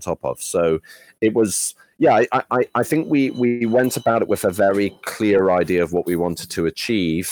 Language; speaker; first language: English; native; English